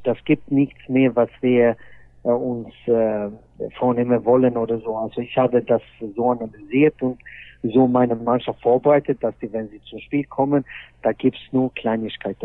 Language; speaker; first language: German; non-native, fluent; Swedish